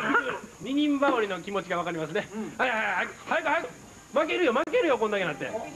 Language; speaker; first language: Japanese; native; Japanese